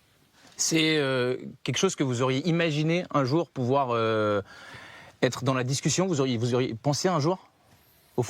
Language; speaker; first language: French; native; French